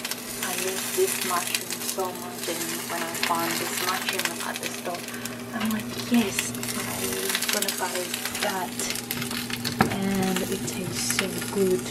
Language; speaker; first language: English; non-native, fluent; Japanese